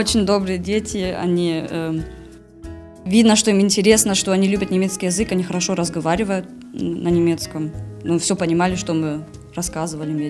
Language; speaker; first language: Russian; early bilingual, heritage; Russian